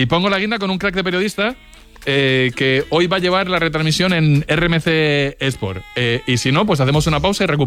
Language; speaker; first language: Spanish; native; Spanish